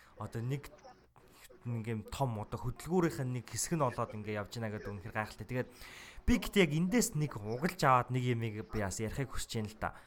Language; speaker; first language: Mongolian; native; Mongolian